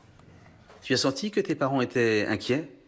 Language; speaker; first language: French; native; French